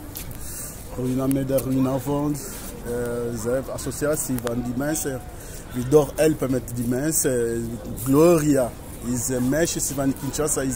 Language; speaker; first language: Dutch; non-native, learner; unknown